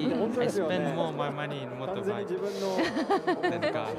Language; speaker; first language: English; non-native, fluent; Japanese